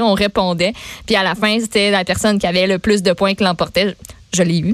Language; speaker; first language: French; native; French